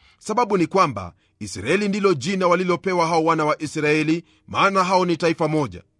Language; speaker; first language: Swahili; non-native, local second language; Luyia